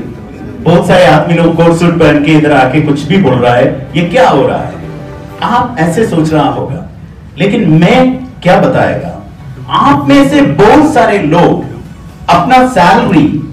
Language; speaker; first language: Hindi; non-native, fluent; Bangla